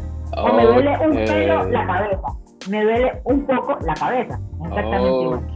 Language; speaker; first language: Spanish; native; Spanish